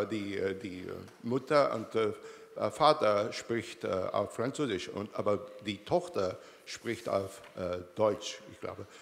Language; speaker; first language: German; non-native, learner; Italian